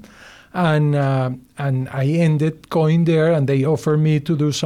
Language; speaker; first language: English; non-native, learner; Spanish